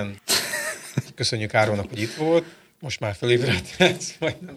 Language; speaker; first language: Hungarian; native; Hungarian